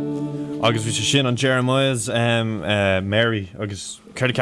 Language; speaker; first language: Irish; non-native, local second language; English